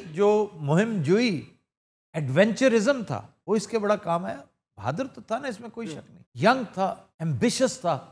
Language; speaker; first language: Urdu; non-native, local second language; Punjabi